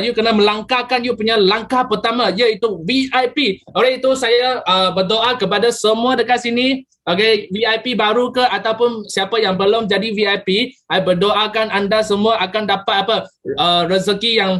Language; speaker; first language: Malay; native; Malay